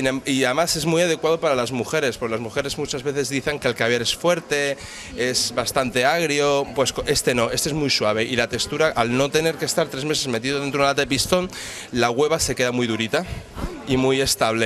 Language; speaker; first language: Spanish; native; Spanish